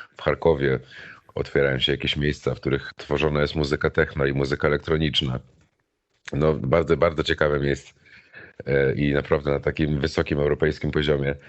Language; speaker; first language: Polish; native; Polish